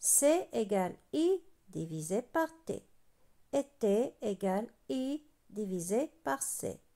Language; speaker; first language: French; non-native, local second language; Arabic